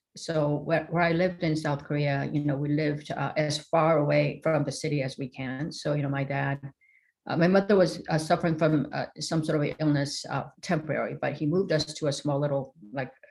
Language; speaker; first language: English; early bilingual, other home language; Korean